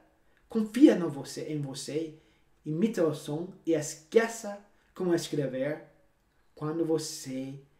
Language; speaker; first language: Portuguese; non-native, fluent; English